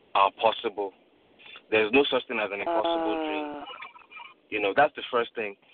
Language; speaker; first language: English; non-native, local second language; Yoruba